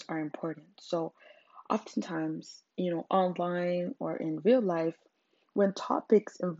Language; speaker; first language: English; non-native, local second language; Shona